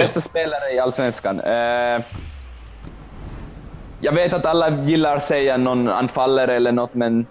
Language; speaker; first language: Swedish; non-native, local second language; Finnish